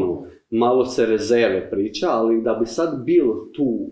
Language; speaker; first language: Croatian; non-native, learner; Albanian